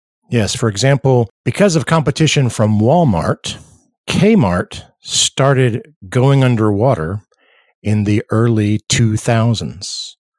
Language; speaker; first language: English; native; English